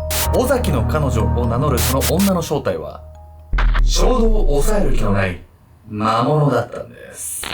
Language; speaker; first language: Japanese; native; Japanese